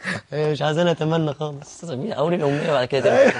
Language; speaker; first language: Arabic; native; Arabic